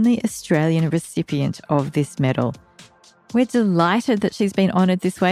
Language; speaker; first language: English; native; English